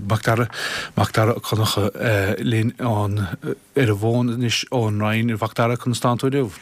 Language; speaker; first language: Irish; native; Irish